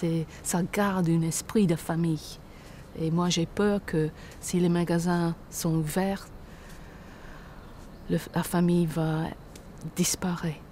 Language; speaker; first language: French; non-native, fluent; English